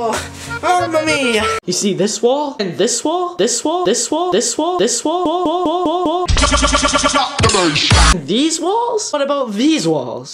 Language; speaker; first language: English; native; English